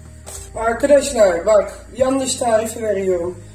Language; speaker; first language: Turkish; early bilingual, heritage; Turkish